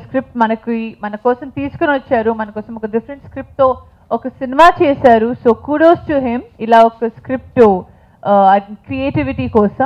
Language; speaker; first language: Telugu; non-native, fluent; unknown